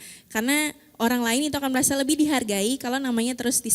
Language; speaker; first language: Indonesian; native; Indonesian